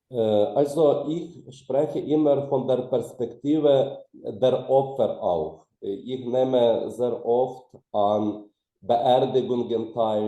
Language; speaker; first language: German; non-native, fluent; Ukrainian